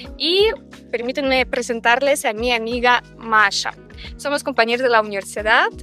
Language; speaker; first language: Spanish; non-native, fluent; Russian